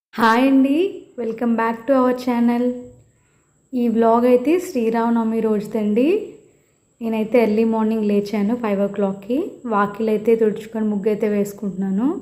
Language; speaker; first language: Telugu; native; Telugu